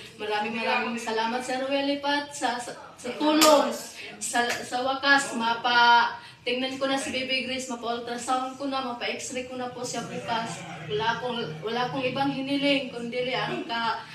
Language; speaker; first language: Filipino; native; Filipino